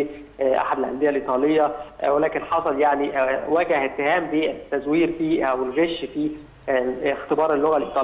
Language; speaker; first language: Arabic; native; Arabic